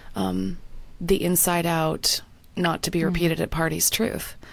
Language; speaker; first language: English; native; English